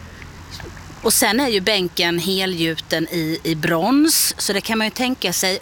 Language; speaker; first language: Swedish; native; Swedish